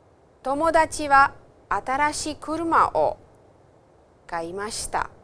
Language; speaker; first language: Japanese; non-native, fluent; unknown